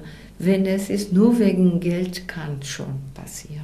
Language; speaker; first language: German; non-native, learner; Portuguese